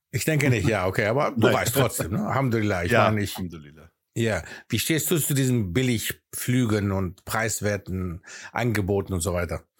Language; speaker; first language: German; early bilingual, other home language; Greek